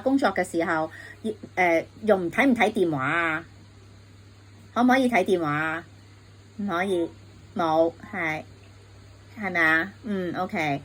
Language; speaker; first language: Cantonese; native; Cantonese